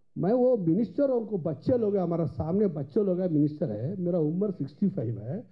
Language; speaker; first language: Hindi; non-native, local second language; Telugu